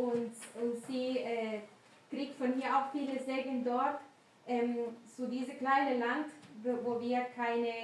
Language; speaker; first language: German; non-native, learner; Spanish